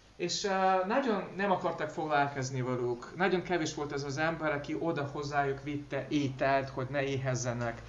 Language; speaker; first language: Hungarian; non-native, learner; Russian